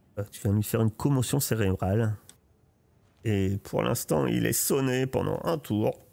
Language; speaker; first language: French; native; French